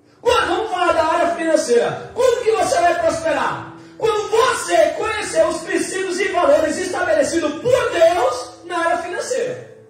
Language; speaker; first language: Portuguese; native; Portuguese